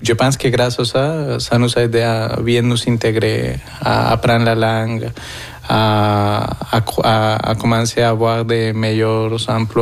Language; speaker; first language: French; non-native, fluent; Spanish